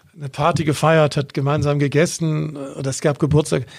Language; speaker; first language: German; native; German